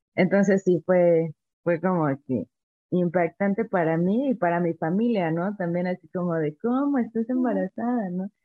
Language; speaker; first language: Spanish; native; Spanish